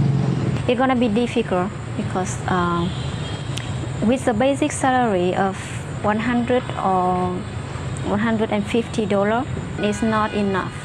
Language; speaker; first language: English; non-native, fluent; Vietnamese